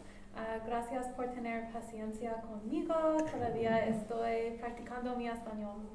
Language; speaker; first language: Spanish; non-native, learner; English